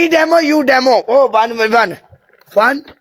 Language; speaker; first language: English; non-native, learner; Punjabi